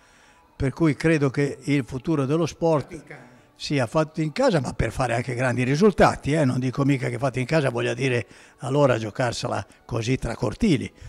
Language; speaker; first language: Italian; native; Italian